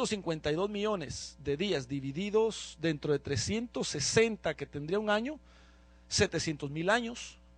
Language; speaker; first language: Spanish; native; Spanish